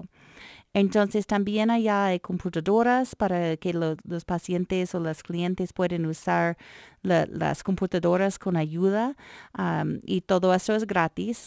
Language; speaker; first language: Spanish; non-native, fluent; English